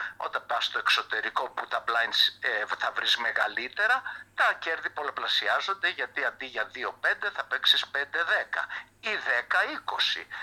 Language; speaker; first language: Greek; early bilingual, heritage; Greek